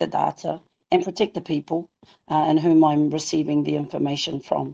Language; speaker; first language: English; non-native, local second language; Māori